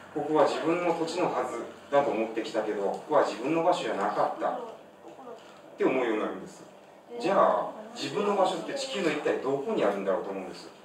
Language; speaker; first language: Japanese; native; Japanese